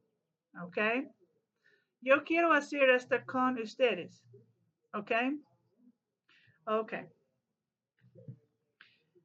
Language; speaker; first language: Spanish; non-native, learner; English